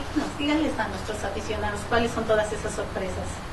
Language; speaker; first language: Spanish; native; Spanish